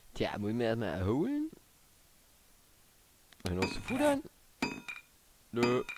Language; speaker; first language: German; native; German